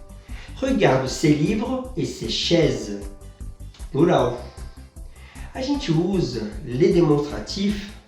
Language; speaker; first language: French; non-native, fluent; Portuguese